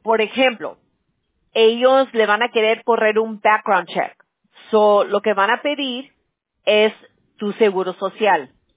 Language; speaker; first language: Spanish; early bilingual, heritage; Spanish